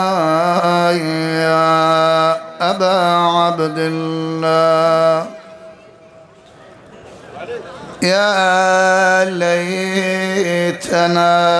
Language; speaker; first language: Arabic; native; Arabic